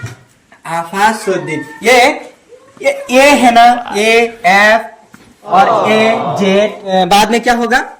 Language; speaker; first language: Hindi; non-native, local second language; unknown